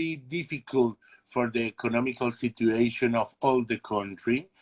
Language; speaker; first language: English; non-native, learner; Spanish